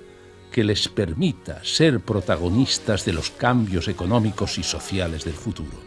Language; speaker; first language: Spanish; native; Spanish